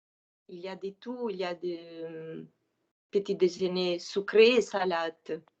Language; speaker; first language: French; non-native, fluent; Italian